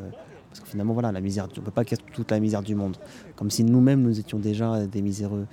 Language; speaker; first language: French; native; French